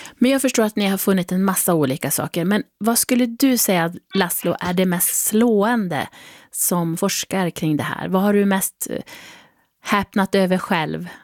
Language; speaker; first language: Swedish; native; Swedish